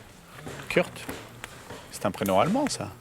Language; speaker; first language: French; native; French